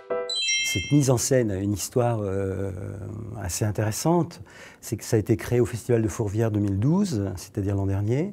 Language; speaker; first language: French; native; French